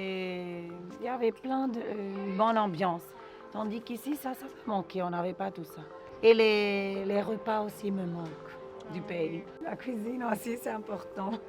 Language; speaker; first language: French; non-native, local second language; Greek